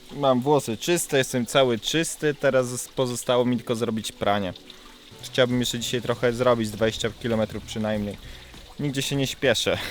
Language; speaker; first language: Polish; native; Polish